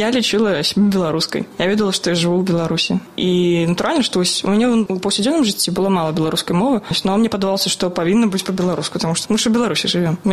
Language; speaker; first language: Belarusian; native; Belarusian